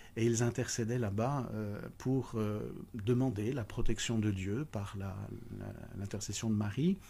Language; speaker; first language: French; native; French